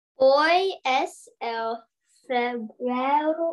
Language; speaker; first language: Spanish; non-native, learner; English